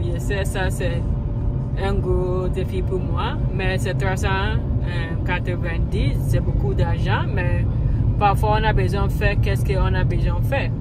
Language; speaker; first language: French; non-native, learner; English